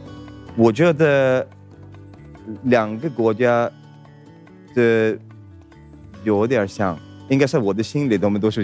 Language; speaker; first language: Chinese; non-native, fluent; Swedish